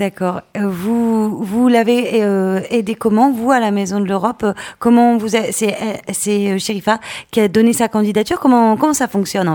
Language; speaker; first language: French; native; French